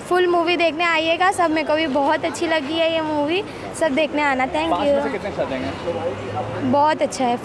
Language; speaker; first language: Hindi; non-native, local second language; Telugu